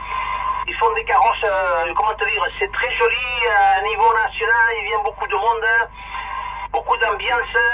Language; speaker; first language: French; early bilingual, other home language; Spanish